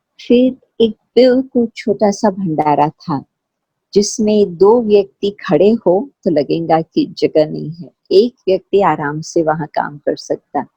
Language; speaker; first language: Hindi; non-native, fluent; Sindhi